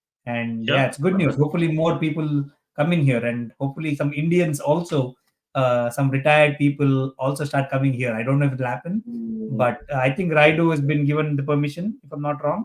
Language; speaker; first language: English; non-native, local second language; Hindi